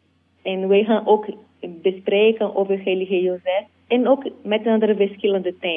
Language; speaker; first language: Dutch; non-native, learner; Portuguese